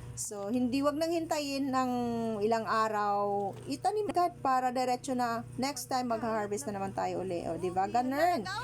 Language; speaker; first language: Filipino; native; Filipino